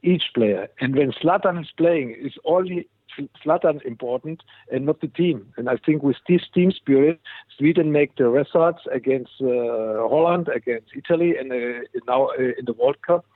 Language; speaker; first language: English; non-native, fluent; German